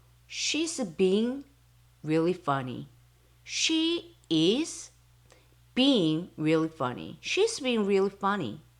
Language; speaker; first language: English; non-native, fluent; Korean